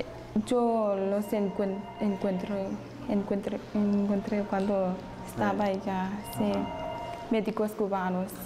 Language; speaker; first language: Spanish; non-native, learner; English